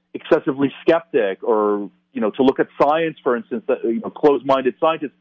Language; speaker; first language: English; native; English